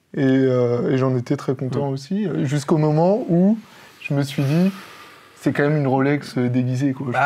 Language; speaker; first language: French; native; French